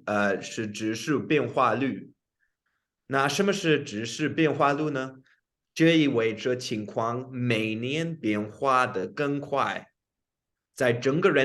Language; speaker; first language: Chinese; non-native, fluent; English